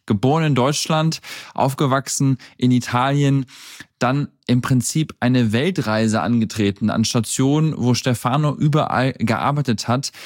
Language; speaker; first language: German; native; German